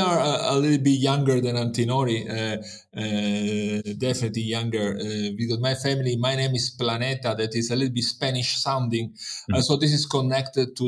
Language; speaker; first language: English; non-native, fluent; Italian